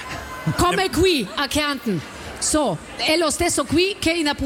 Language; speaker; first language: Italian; non-native, learner; German